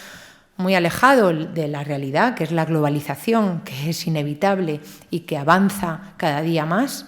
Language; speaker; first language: Spanish; native; Spanish